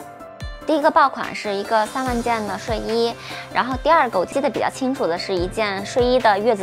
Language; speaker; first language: Chinese; native; Chinese